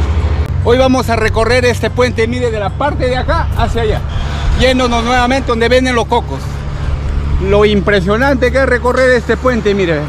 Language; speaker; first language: Spanish; native; Spanish